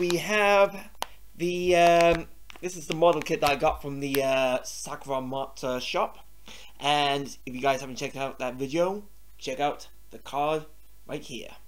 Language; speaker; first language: English; native; English